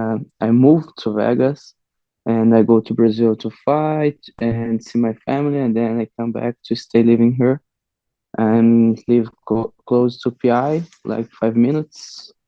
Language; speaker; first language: English; non-native, learner; Portuguese